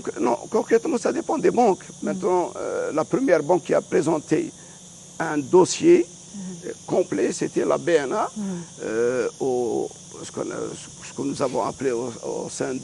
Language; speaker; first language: French; non-native, local second language; Arabic